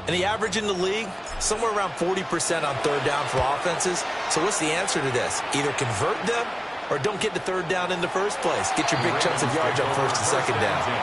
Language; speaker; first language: English; native; English